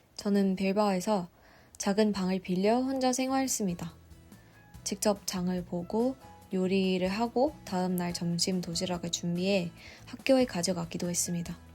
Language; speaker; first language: Korean; non-native, fluent; Vietnamese